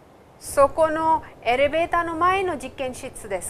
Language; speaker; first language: Japanese; non-native, fluent; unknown